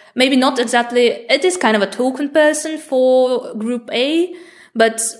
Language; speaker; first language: English; non-native, fluent; Bulgarian